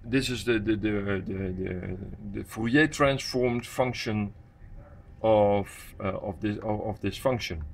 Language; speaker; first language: English; non-native, fluent; Dutch